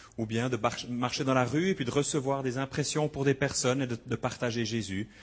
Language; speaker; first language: French; native; French